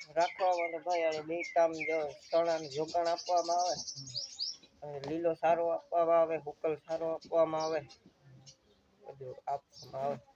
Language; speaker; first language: Gujarati; native; Gujarati